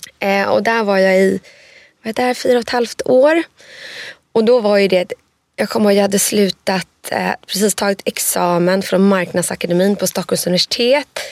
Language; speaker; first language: Swedish; native; Swedish